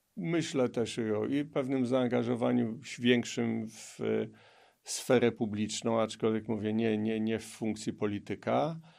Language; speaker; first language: Polish; native; Polish